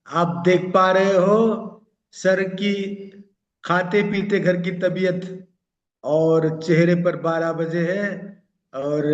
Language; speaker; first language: Hindi; non-native, local second language; Marathi